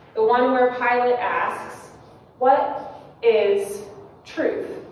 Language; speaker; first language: English; native; English